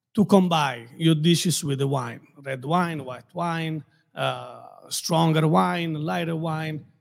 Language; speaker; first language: English; non-native, fluent; Italian